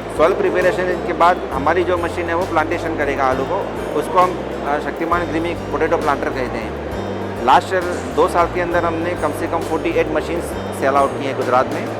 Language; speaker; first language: Hindi; native; Hindi